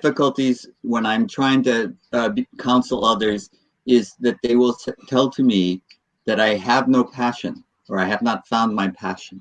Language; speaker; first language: English; native; English